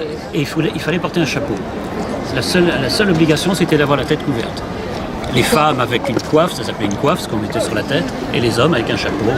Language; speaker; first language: French; native; French